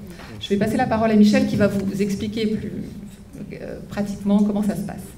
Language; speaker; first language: French; native; French